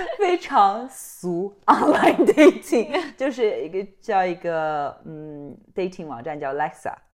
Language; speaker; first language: Chinese; non-native, local second language; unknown